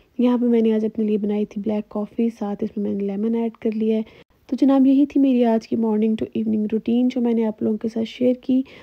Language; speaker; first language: Urdu; native; Urdu